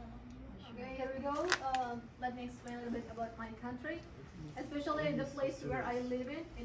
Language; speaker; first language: English; non-native, local second language; Indonesian